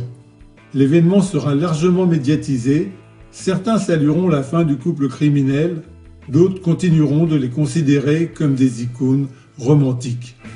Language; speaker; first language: French; native; French